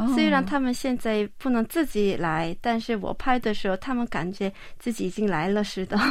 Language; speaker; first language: Chinese; non-native, fluent; Korean